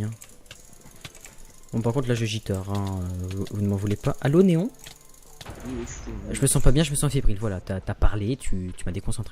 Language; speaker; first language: French; native; French